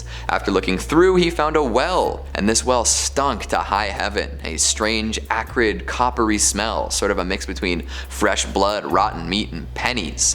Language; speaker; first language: English; native; English